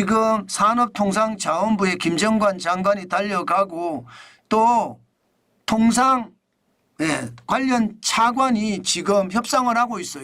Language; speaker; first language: Korean; native; Korean